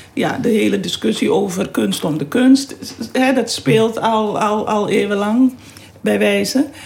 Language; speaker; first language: Dutch; native; Dutch